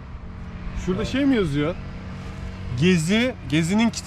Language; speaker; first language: Turkish; native; Turkish